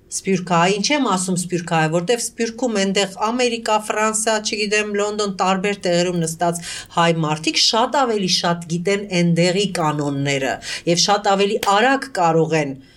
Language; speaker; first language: Armenian; early bilingual, heritage; Armenian